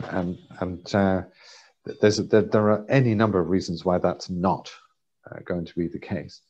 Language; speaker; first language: English; native; English